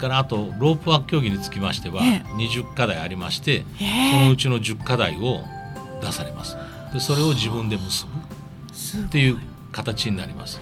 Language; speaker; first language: Japanese; native; Japanese